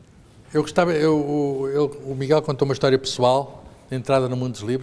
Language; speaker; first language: Portuguese; native; Portuguese